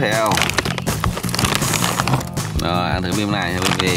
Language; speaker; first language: Vietnamese; native; Vietnamese